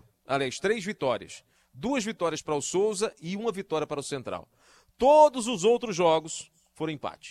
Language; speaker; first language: Portuguese; native; Portuguese